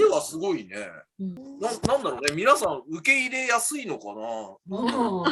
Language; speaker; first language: Japanese; native; Japanese